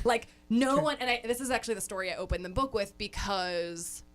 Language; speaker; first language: English; native; English